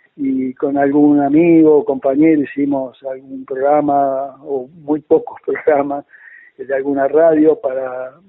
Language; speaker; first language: Spanish; native; Spanish